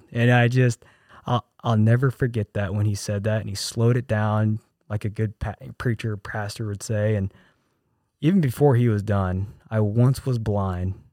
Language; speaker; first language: English; early bilingual, other home language; Korean